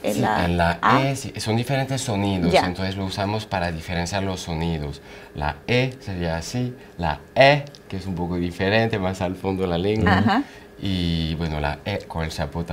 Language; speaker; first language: Spanish; non-native, fluent; French